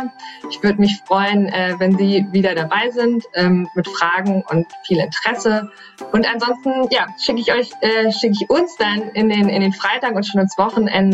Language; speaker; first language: German; native; German